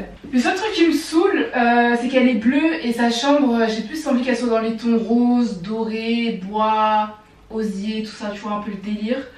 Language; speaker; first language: French; native; French